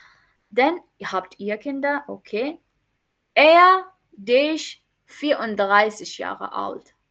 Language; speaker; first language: German; non-native, learner; Hindi